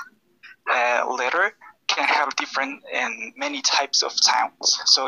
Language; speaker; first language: English; non-native, fluent; Spanish